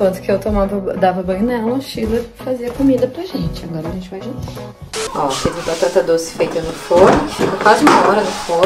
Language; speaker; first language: Portuguese; native; Portuguese